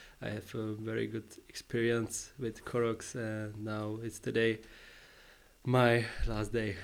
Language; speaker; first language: English; non-native, learner; Czech